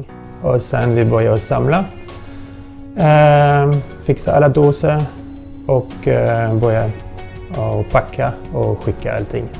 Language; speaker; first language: Swedish; non-native, fluent; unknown